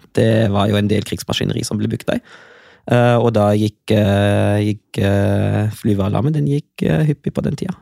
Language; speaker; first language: Norwegian; non-native, fluent; German